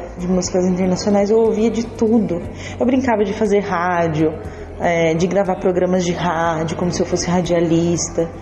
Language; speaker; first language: Portuguese; native; Portuguese